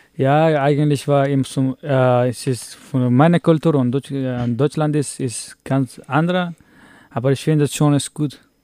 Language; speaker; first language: German; non-native, learner; Persian